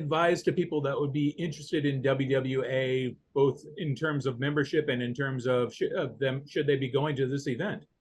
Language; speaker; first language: English; native; English